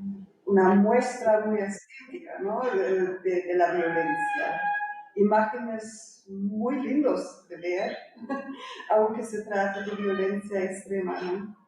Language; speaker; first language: Spanish; non-native, fluent; German